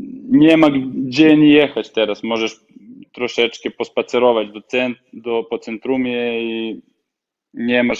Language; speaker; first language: Polish; non-native, fluent; Serbian